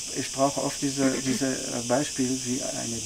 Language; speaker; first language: German; non-native, fluent; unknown